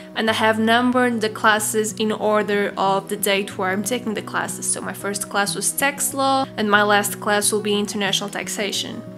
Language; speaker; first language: English; non-native, fluent; Portuguese